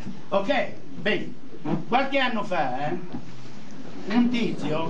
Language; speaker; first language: Italian; native; Italian